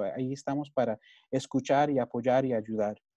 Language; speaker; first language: Spanish; early bilingual, heritage; Spanish